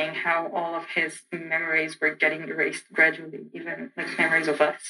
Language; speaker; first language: English; non-native, fluent; Arabic